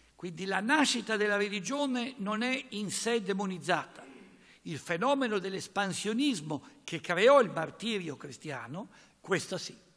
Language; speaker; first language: Italian; native; Italian